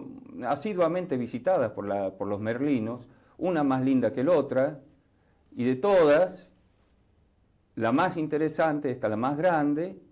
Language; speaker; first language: Spanish; native; Spanish